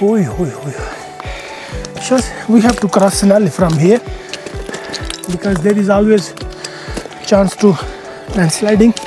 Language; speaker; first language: English; non-native, learner; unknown